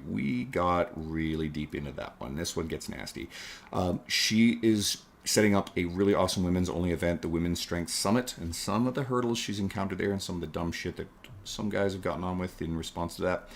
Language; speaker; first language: English; native; English